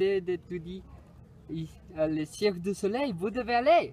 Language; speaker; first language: French; non-native, learner; Spanish